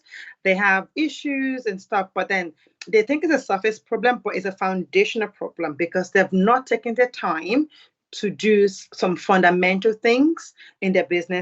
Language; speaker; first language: English; non-native, local second language; Yoruba